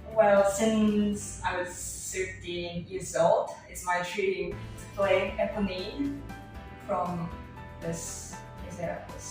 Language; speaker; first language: English; non-native, fluent; Portuguese